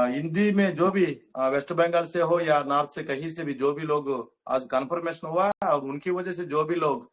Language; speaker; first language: Hindi; non-native, local second language; Telugu